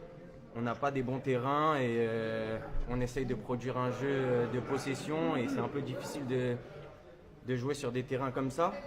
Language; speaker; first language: French; early bilingual, other home language; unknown